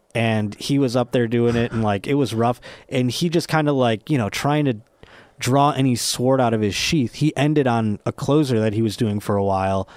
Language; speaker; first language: English; native; English